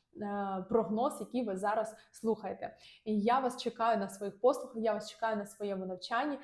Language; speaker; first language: Ukrainian; non-native, local second language; Russian